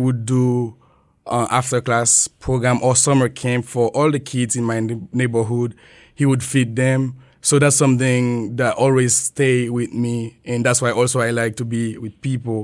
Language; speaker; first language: English; non-native, fluent; French